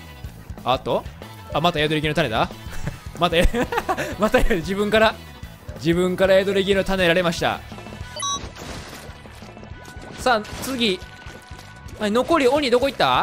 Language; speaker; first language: Japanese; native; Japanese